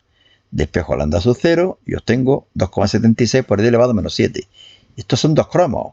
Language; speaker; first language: Spanish; native; Spanish